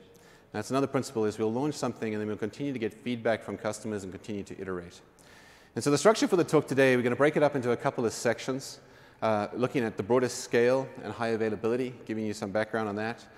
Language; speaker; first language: English; native; English